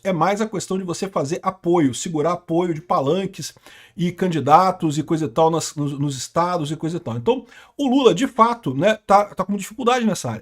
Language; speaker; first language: Portuguese; native; Portuguese